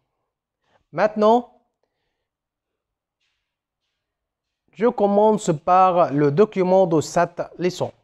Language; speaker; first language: French; non-native, fluent; Arabic